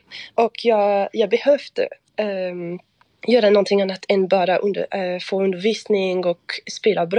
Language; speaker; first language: Swedish; non-native, fluent; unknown